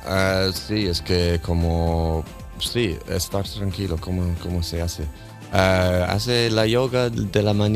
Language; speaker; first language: Spanish; non-native, learner; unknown